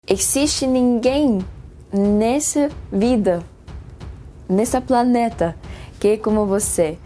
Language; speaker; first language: Portuguese; non-native, fluent; Spanish